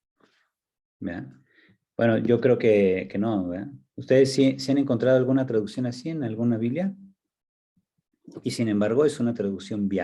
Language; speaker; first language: Spanish; native; Spanish